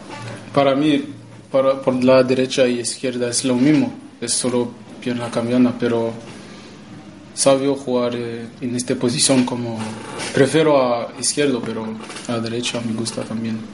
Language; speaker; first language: Spanish; non-native, learner; French